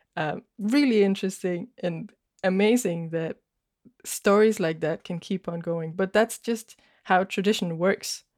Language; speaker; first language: English; non-native, fluent; Danish